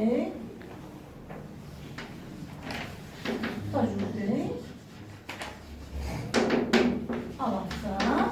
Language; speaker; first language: French; non-native, local second language; Arabic